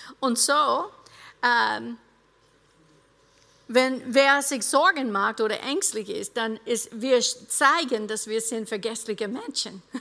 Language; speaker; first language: German; non-native, fluent; English